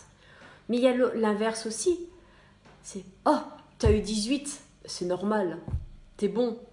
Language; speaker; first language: French; native; French